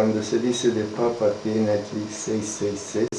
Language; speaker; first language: Spanish; non-native, learner; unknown